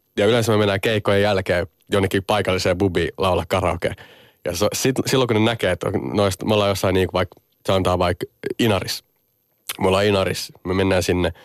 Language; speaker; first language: Finnish; early bilingual, other home language; Somali